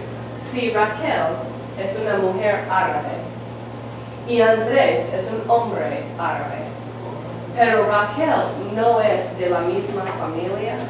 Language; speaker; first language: Spanish; non-native, fluent; English